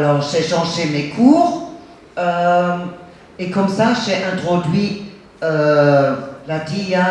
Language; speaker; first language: French; non-native, fluent; German